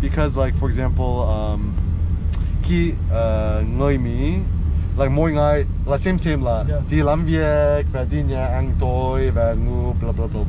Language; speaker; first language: Vietnamese; non-native, learner; English